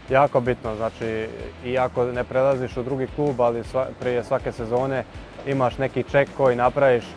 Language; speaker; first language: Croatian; early bilingual, heritage; Croatian